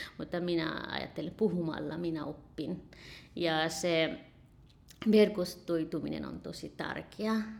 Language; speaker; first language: Finnish; non-native, learner; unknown